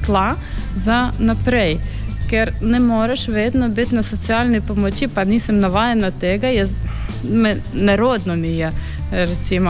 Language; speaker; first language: Slovenian; non-native, fluent; Ukrainian